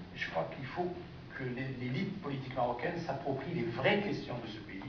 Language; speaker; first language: French; non-native, local second language; Arabic